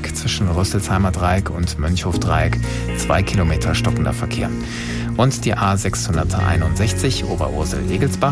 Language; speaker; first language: German; native; German